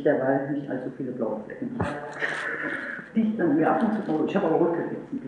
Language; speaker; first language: German; native; German